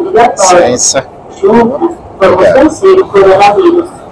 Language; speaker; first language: Portuguese; non-native, learner; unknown